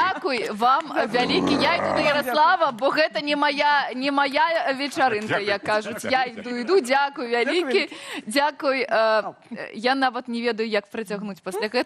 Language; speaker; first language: Belarusian; native; Belarusian